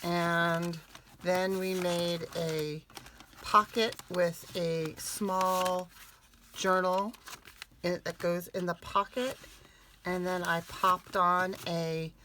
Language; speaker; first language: English; native; English